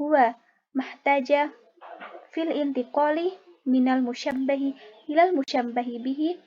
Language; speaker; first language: Arabic; non-native, learner; Indonesian